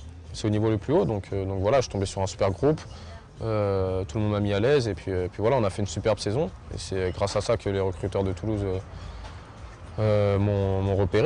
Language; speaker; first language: French; native; French